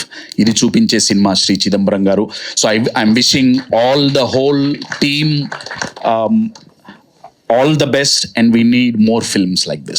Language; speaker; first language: Telugu; native; Telugu